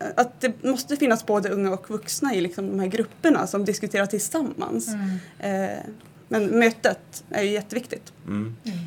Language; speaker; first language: Swedish; native; Swedish